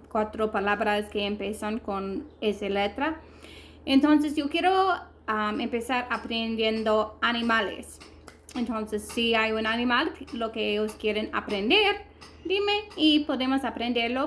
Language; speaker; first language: Spanish; non-native, learner; English